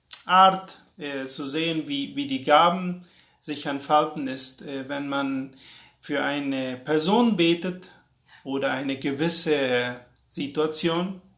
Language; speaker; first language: German; non-native, local second language; Plautdietsch